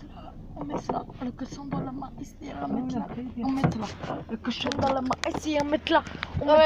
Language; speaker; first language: French; native; French